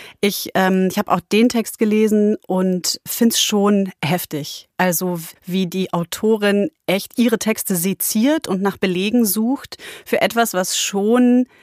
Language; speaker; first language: German; early bilingual, other home language; Polish